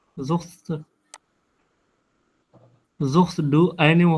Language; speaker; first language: German; non-native, learner; Urdu